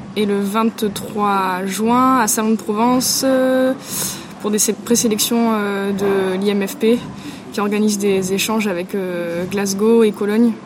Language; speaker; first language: French; native; French